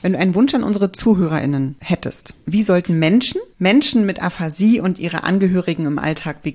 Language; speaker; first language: German; native; German